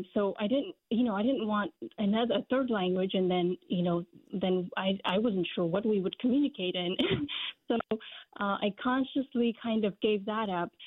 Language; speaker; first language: English; non-native, fluent; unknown